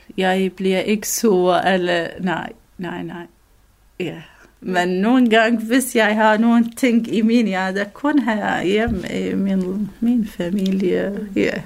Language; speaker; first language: Danish; non-native, learner; Arabic